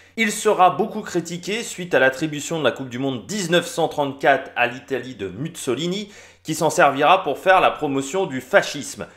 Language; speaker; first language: French; native; French